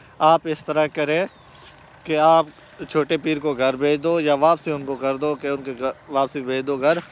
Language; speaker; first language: Urdu; non-native, local second language; Baluchi